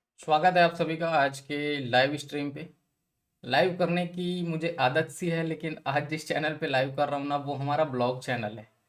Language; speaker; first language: Hindi; native; Hindi